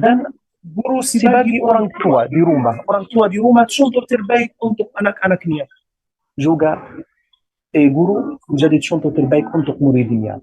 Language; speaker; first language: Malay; non-native, learner; Arabic